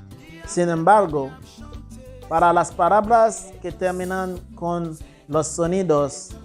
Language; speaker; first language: Spanish; non-native, fluent; Haitian Creole